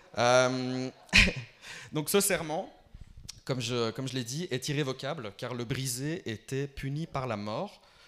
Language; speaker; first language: French; early bilingual, other home language; Albanian